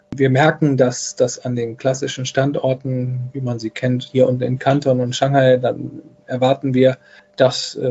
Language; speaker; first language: German; native; German